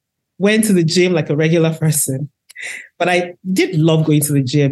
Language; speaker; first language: English; non-native, local second language; Igbo